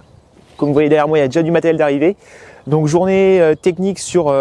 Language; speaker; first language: French; native; French